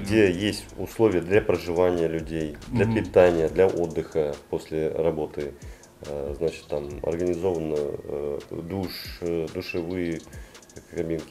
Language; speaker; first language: Russian; native; Russian